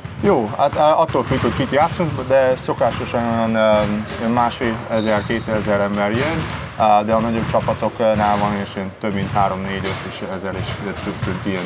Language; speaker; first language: Hungarian; early bilingual, heritage; Hungarian